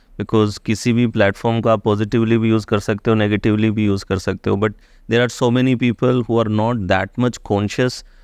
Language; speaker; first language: Hindi; native; Hindi